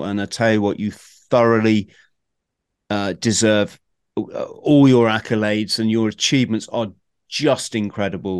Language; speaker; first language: English; native; English